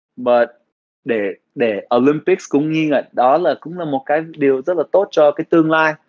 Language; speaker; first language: Vietnamese; early bilingual, heritage; Vietnamese